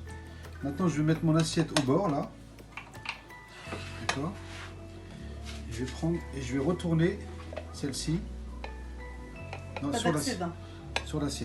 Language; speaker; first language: French; native; French